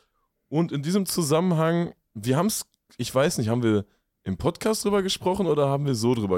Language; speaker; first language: German; native; German